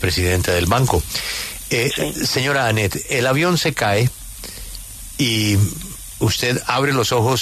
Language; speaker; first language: Spanish; native; Spanish